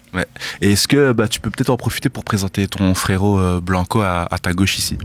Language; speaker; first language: French; native; French